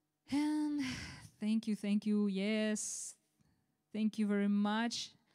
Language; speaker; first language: English; non-native, fluent; Ukrainian